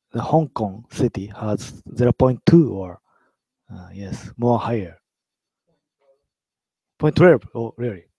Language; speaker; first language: English; non-native, learner; Japanese